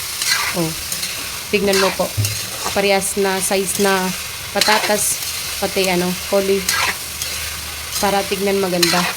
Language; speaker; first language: Filipino; non-native, learner; Punjabi